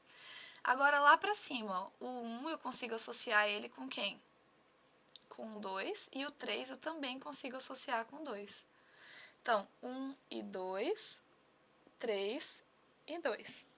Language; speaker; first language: Portuguese; native; Portuguese